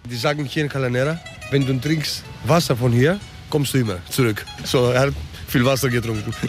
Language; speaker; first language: German; early bilingual, other home language; Greek